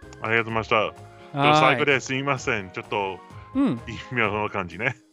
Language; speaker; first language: Japanese; non-native, learner; English